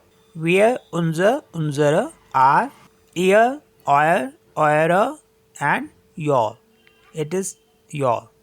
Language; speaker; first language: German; non-native, fluent; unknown